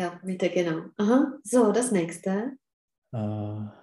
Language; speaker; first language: German; non-native, fluent; Czech